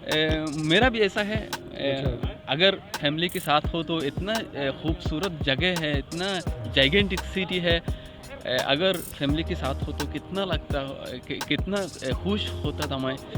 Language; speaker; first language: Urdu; non-native, learner; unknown